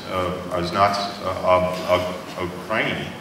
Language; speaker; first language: Russian; non-native, learner; English